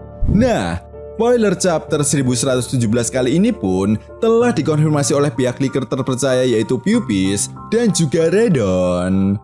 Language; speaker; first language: Indonesian; native; Indonesian